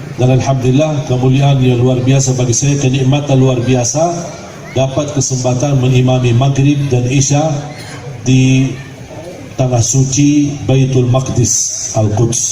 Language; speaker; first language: Malay; non-native, fluent; Arabic